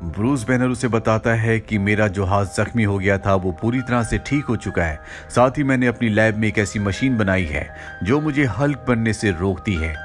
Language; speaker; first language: Hindi; native; Hindi